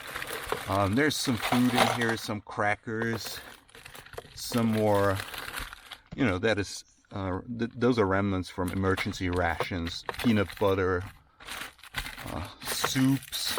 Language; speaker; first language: English; non-native, fluent; German